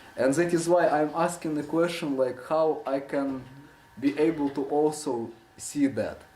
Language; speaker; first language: English; non-native, learner; Russian